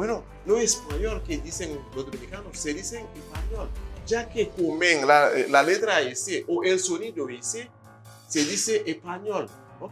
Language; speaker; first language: Spanish; non-native, fluent; Haitian Creole